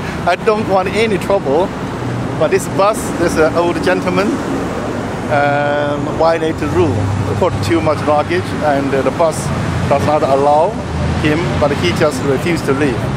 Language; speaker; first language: English; non-native, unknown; Chinese